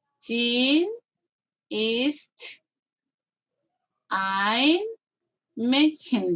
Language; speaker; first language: German; non-native, learner; Korean